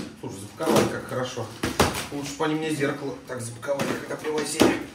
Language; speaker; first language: Russian; native; Russian